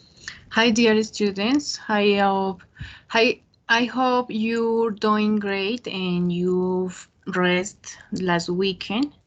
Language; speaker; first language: English; non-native, fluent; Spanish